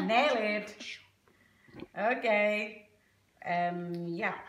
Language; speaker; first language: English; non-native, learner; Indonesian